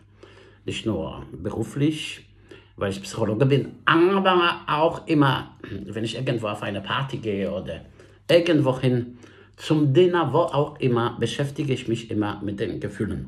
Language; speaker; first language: German; non-native, fluent; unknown